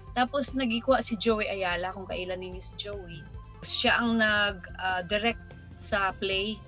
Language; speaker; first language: Cebuano; non-native, local second language; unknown